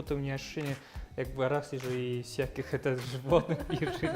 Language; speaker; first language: Russian; non-native, local second language; Kyrgyz